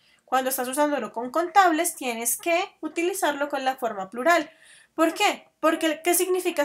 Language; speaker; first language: Spanish; native; Spanish